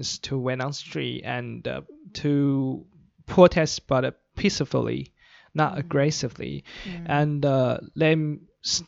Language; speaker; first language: English; non-native, fluent; Chinese